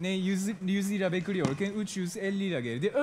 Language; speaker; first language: Turkish; non-native, fluent; Japanese